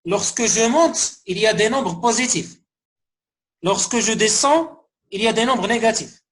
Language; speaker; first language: French; non-native, local second language; Arabic